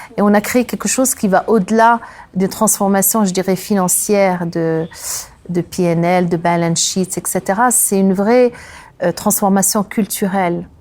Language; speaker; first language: French; non-native, local second language; Arabic